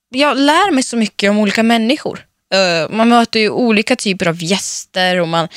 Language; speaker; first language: Swedish; early bilingual, other home language; Russian